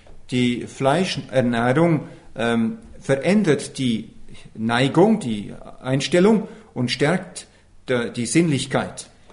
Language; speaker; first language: German; native; German